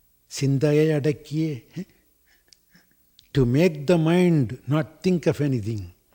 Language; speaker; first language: English; non-native, local second language; Tamil